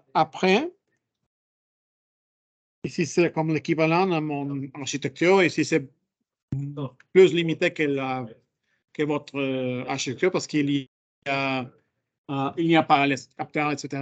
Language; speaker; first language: French; non-native, fluent; Spanish